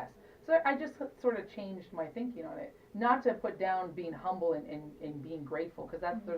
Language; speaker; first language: English; native; English